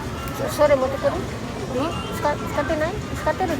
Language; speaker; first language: Japanese; non-native, fluent; Filipino